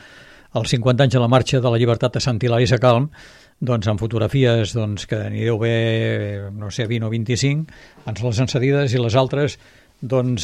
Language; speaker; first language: Catalan; native; Catalan